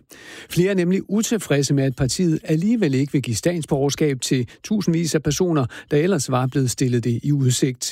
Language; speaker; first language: Danish; native; Danish